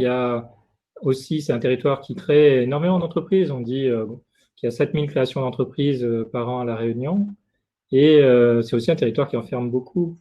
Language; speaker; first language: French; native; French